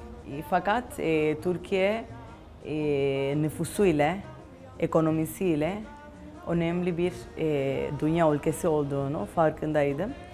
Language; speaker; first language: Turkish; non-native, fluent; Spanish